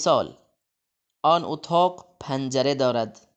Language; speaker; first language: Persian; non-native, fluent; Urdu